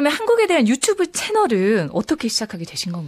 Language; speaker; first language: Korean; native; Korean